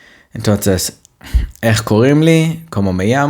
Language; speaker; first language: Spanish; non-native, fluent; Hebrew